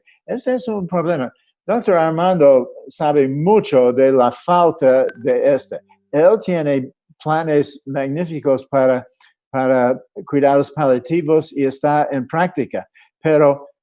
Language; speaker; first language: Spanish; non-native, fluent; English